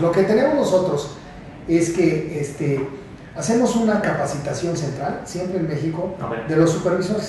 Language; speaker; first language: Spanish; native; Spanish